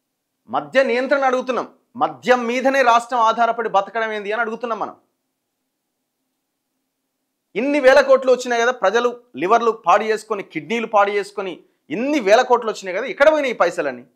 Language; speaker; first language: Telugu; native; Telugu